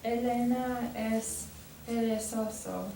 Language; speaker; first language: Spanish; non-native, learner; English